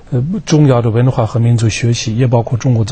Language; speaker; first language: Chinese; non-native, fluent; German